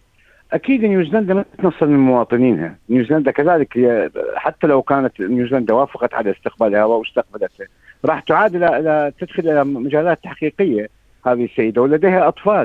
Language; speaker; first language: Arabic; native; Arabic